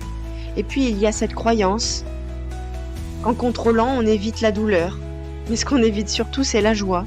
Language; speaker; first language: French; native; French